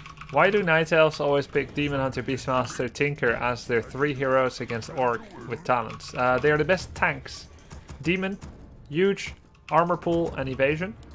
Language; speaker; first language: English; non-native, fluent; Dutch